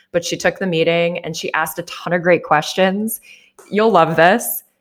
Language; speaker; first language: English; native; English